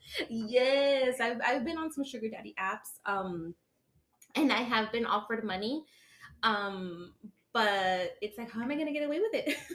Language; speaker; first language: English; early bilingual, other home language; Spanish